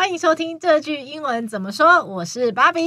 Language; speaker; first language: Chinese; native; Chinese